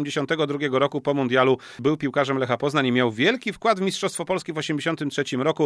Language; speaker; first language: Polish; native; Polish